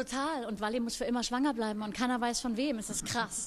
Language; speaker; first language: German; native; German